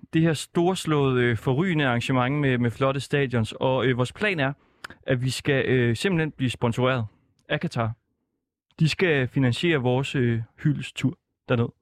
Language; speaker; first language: Danish; native; Danish